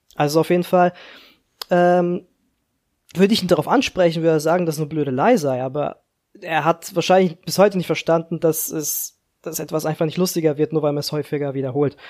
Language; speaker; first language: German; early bilingual, other home language; Czech